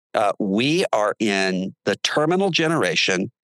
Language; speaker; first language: English; native; English